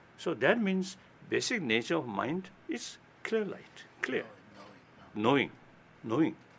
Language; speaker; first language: English; non-native, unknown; Tibetan